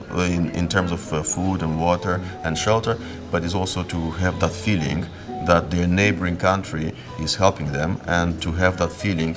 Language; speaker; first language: English; non-native, fluent; Romanian